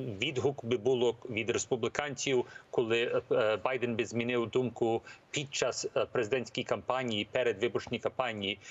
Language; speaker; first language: Ukrainian; early bilingual, heritage; English